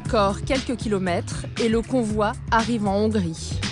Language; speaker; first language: French; native; French